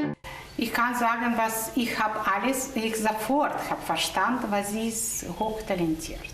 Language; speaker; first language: German; non-native, learner; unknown